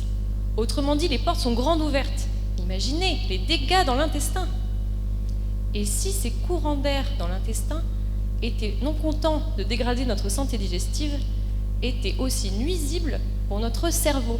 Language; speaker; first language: French; native; French